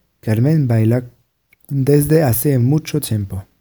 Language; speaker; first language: Spanish; non-native, learner; French